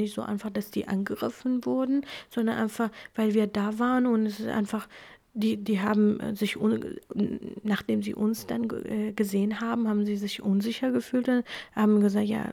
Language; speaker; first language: German; non-native, fluent; Kurdish